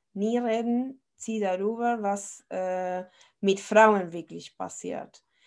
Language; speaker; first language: German; non-native, fluent; Spanish